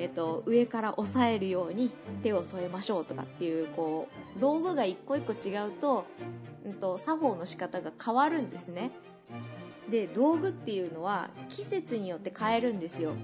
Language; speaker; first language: Japanese; native; Japanese